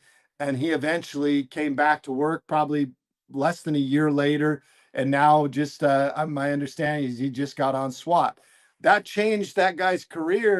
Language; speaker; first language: English; native; English